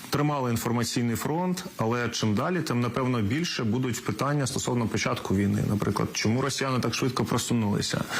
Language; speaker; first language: Ukrainian; native; Ukrainian